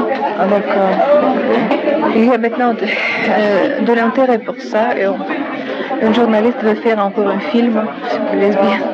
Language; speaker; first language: French; non-native, fluent; Russian